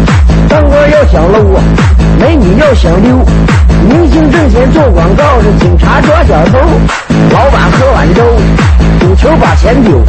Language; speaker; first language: Chinese; native; Chinese